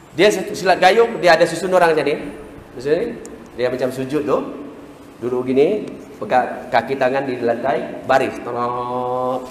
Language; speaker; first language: Malay; native; Malay